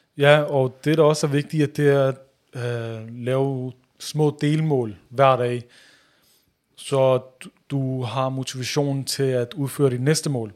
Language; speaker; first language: Danish; early bilingual, other home language; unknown